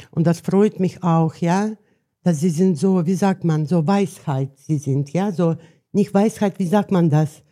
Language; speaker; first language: German; non-native, learner; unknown